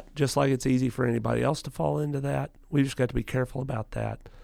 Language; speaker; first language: English; native; English